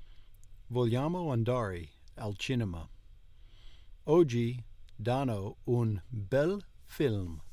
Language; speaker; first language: Italian; non-native, learner; English